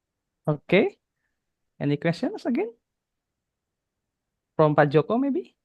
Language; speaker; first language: English; non-native, fluent; Indonesian